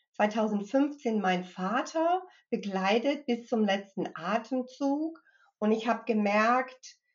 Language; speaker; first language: German; early bilingual, other home language; English